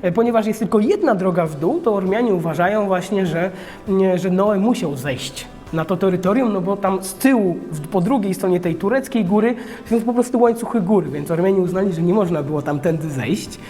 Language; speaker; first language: Polish; non-native, fluent; Armenian